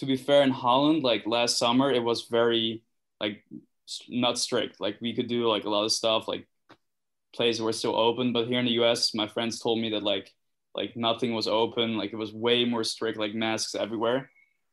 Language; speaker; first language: English; non-native, fluent; Dutch